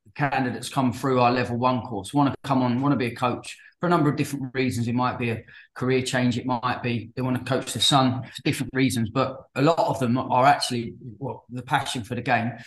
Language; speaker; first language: English; native; English